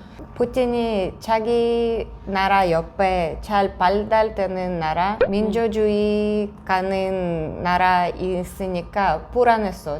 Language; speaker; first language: Korean; non-native, fluent; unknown